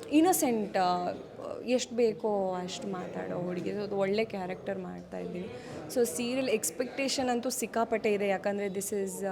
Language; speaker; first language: Kannada; non-native, local second language; Konkani